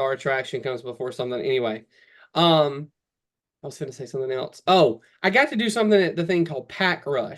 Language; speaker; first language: English; native; English